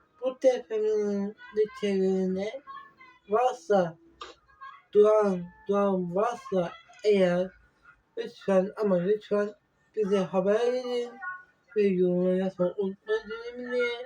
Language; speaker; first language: Turkish; non-native, learner; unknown